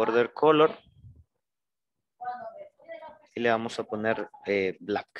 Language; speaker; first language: Spanish; native; Spanish